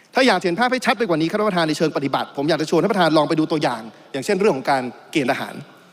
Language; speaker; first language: Thai; native; Thai